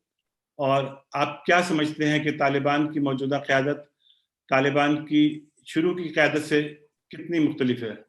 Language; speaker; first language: Urdu; native; Urdu